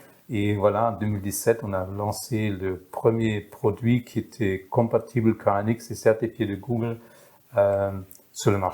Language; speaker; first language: French; non-native, fluent; German